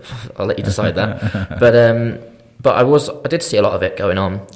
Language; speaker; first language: English; native; English